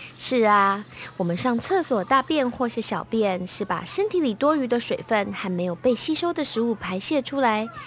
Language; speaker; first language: Chinese; non-native, local second language; Min Nan Chinese